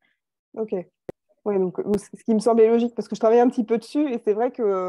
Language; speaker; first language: French; native; French